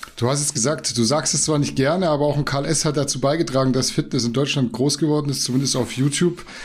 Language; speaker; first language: German; native; German